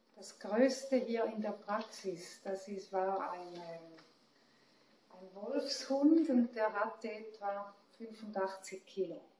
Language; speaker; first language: German; native; German